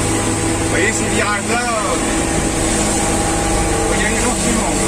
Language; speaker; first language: French; native; French